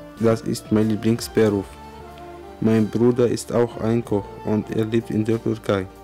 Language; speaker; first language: German; non-native, learner; Arabic